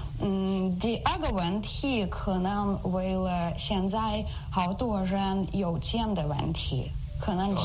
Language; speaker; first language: Chinese; non-native, learner; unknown